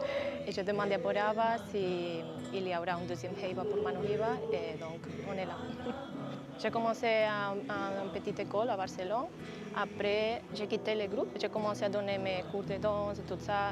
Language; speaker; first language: French; non-native, learner; Spanish